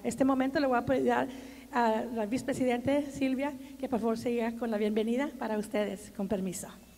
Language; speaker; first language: Spanish; early bilingual, heritage; Spanish